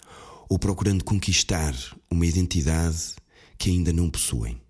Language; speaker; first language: Portuguese; native; Portuguese